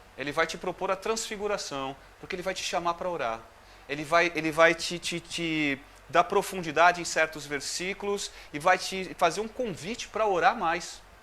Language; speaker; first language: Portuguese; native; Portuguese